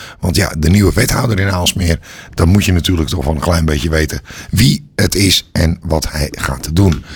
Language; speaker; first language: Dutch; native; Dutch